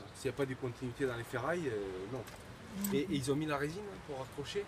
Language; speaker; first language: French; native; French